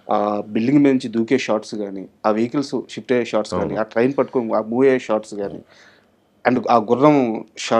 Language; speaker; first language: Telugu; native; Telugu